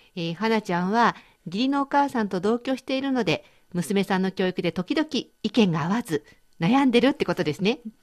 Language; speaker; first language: Japanese; native; Japanese